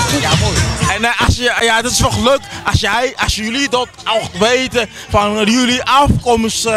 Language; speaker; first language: Dutch; non-native, fluent; Portuguese